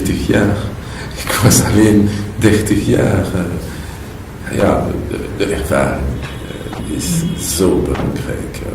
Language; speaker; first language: Dutch; non-native, local second language; French